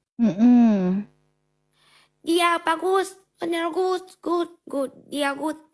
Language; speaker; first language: Indonesian; non-native, learner; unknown